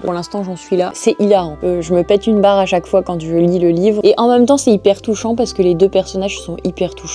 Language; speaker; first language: French; native; French